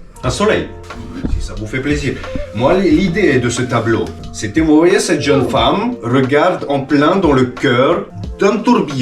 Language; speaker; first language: French; non-native, fluent; Romanian